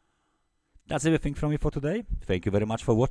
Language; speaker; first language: English; non-native, fluent; Polish